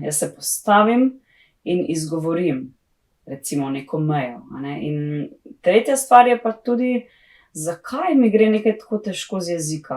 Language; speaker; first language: Slovenian; native; Slovenian